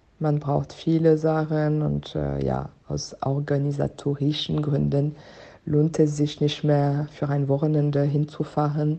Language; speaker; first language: German; non-native, fluent; French